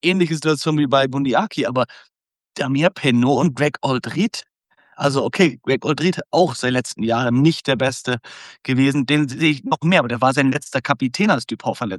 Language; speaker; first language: German; native; German